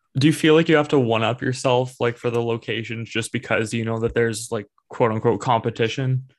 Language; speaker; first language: English; native; English